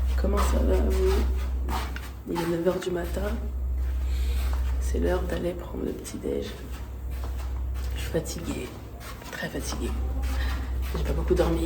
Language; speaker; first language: French; native; French